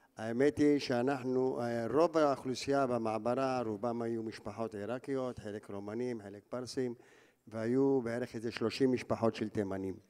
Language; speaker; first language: Hebrew; early bilingual, other home language; Arabic